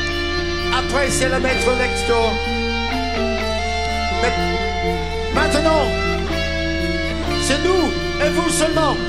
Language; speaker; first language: French; non-native, learner; English